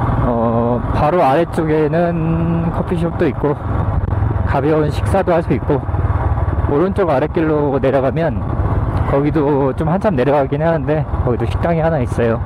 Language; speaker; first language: Korean; native; Korean